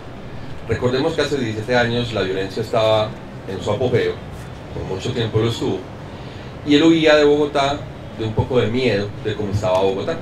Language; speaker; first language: Spanish; native; Spanish